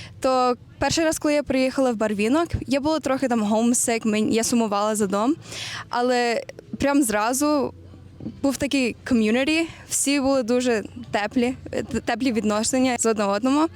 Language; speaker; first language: Ukrainian; early bilingual, heritage; Ukrainian